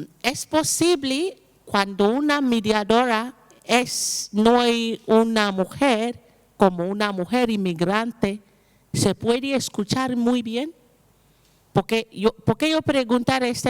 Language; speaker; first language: Spanish; non-native, learner; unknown